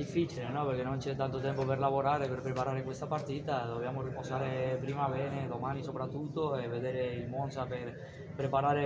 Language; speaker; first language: Italian; non-native, fluent; Spanish